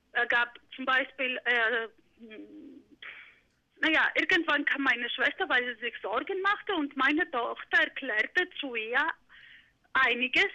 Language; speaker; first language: German; non-native, fluent; Greek